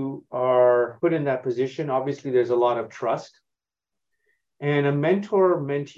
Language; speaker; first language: English; native; English